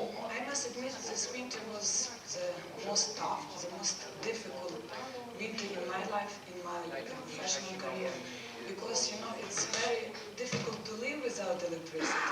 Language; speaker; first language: English; non-native, learner; Ukrainian